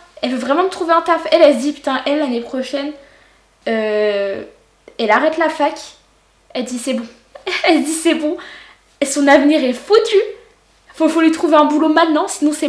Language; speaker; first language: French; native; French